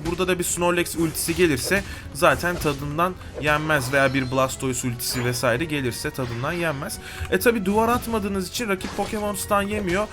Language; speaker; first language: Turkish; native; Turkish